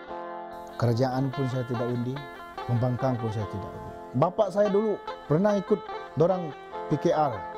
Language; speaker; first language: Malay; non-native, local second language; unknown